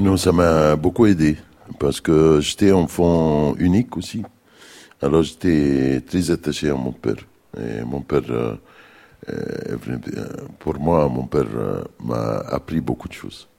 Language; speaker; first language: French; non-native, fluent; Arabic